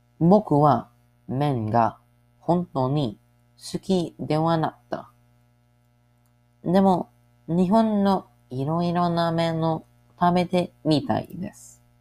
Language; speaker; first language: Japanese; non-native, learner; English